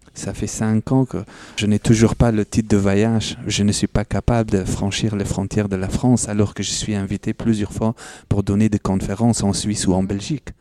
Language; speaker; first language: French; non-native, fluent; Persian